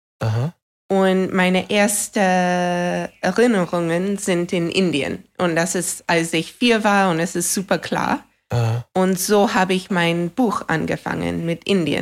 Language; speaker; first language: German; non-native, fluent; English